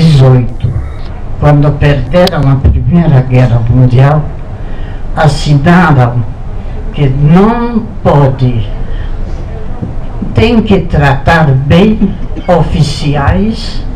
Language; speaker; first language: Portuguese; non-native, fluent; Polish